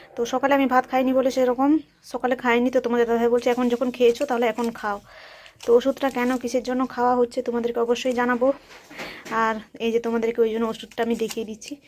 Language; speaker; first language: Bangla; native; Bangla